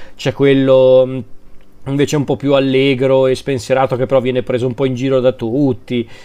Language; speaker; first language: Italian; native; Italian